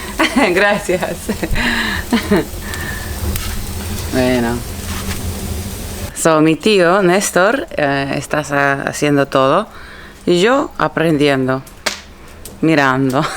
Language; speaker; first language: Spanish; non-native, learner; English